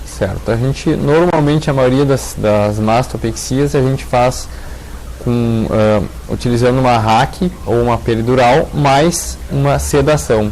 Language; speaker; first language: Portuguese; native; Portuguese